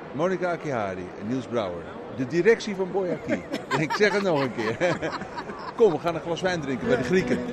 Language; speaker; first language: Dutch; native; Dutch